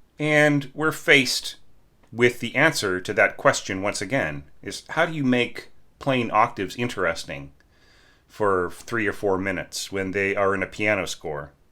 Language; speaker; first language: English; native; English